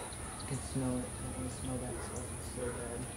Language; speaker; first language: English; native; English